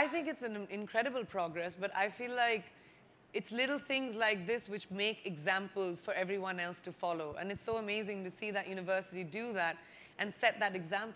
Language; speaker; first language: English; non-native, local second language; Hindi